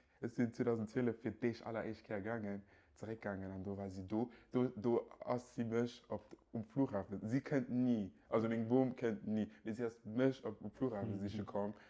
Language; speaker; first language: Luxembourgish; early bilingual, other home language; Yoruba